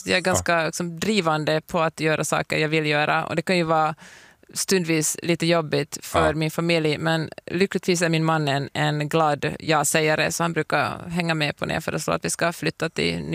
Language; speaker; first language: Swedish; native; Swedish